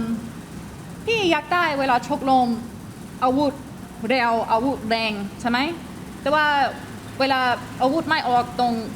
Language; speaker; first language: Thai; non-native, learner; English